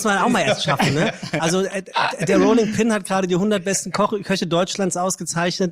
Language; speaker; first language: German; native; German